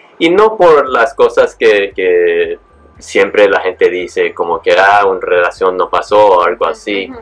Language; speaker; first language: Spanish; early bilingual, heritage; Spanish